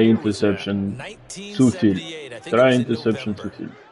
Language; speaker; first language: German; non-native, learner; Russian